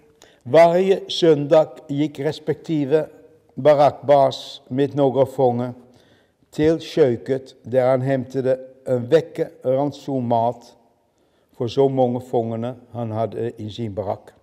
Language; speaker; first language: Swedish; non-native, fluent; Dutch